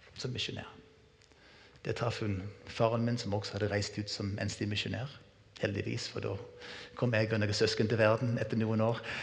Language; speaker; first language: Norwegian; non-native, fluent; English